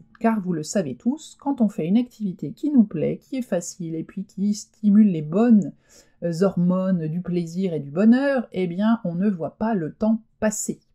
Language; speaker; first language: French; native; French